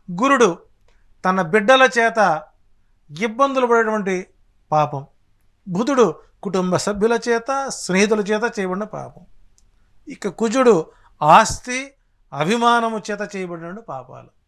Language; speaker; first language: Telugu; native; Telugu